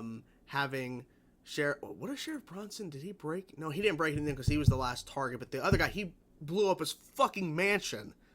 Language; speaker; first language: English; native; English